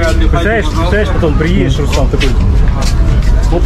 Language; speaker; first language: Russian; native; Russian